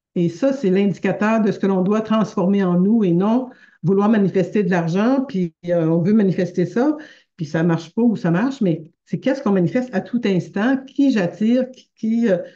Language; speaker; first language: French; native; French